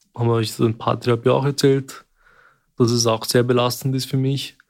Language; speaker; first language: German; early bilingual, other home language; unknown